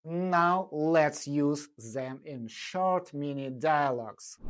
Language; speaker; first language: English; non-native, fluent; Russian